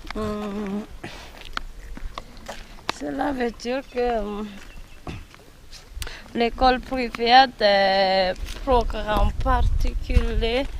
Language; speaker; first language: French; non-native, local second language; Malagasy